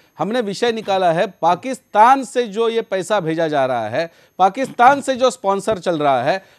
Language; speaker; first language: Hindi; native; Hindi